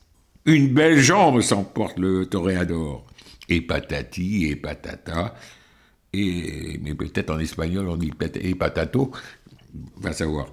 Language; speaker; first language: French; native; French